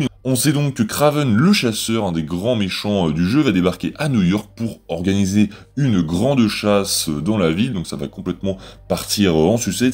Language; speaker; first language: French; native; French